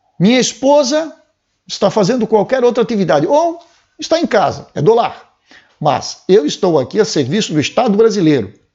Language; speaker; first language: Portuguese; native; Portuguese